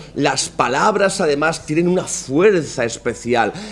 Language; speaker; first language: Spanish; native; Spanish